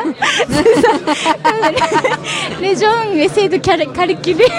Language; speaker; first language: French; non-native, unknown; Japanese